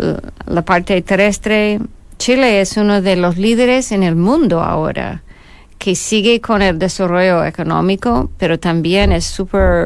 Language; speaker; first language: Spanish; non-native, fluent; English